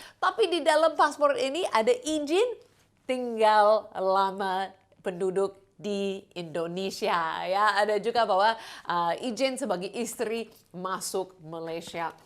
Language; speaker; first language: Indonesian; non-native, fluent; English